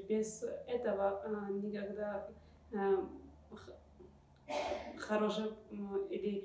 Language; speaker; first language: Russian; non-native, fluent; Georgian